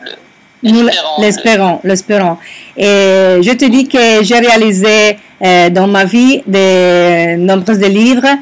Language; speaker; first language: French; non-native, learner; Italian